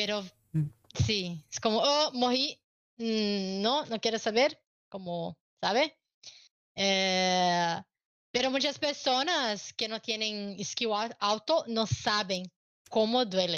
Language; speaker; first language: Spanish; non-native, learner; Portuguese